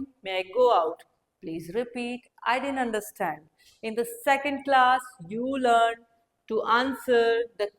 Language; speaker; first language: English; non-native, local second language; Hindi